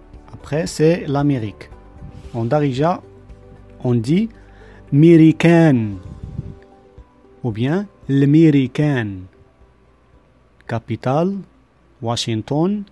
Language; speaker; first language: French; non-native, local second language; Arabic